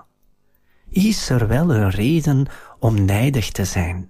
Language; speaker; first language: Dutch; native; Dutch